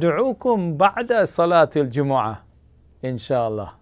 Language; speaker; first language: Arabic; non-native, fluent; English